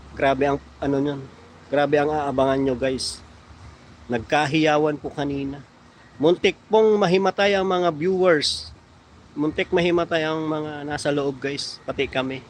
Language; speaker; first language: Filipino; native; Filipino